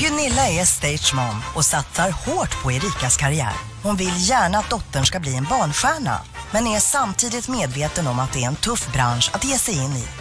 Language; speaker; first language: Swedish; native; Swedish